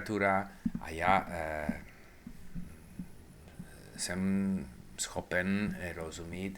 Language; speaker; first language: Czech; non-native, learner; English